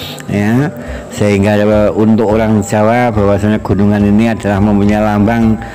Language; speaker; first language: Indonesian; native; Indonesian